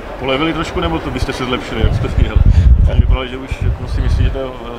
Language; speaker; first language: Czech; native; Czech